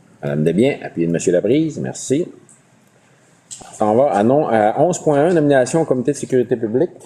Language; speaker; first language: French; native; French